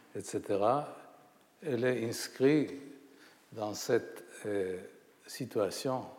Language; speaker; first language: French; non-native, fluent; Hebrew